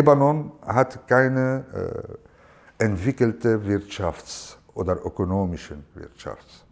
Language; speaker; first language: German; non-native, learner; Arabic